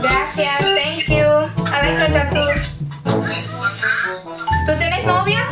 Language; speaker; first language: Spanish; non-native, learner; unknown